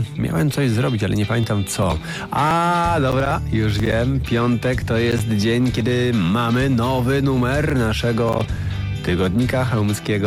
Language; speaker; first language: Polish; native; Polish